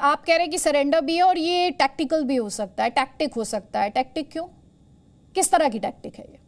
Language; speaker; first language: Hindi; native; Hindi